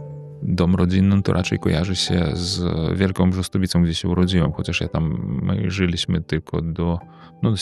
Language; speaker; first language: Polish; early bilingual, heritage; Polish